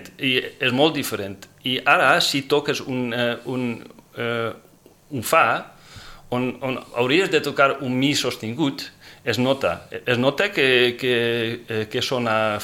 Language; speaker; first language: Catalan; non-native, fluent; Dutch